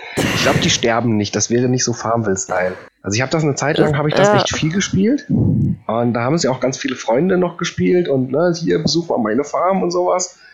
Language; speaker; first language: German; early bilingual, other home language; Polish